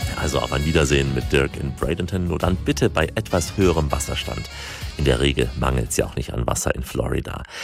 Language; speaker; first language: German; native; German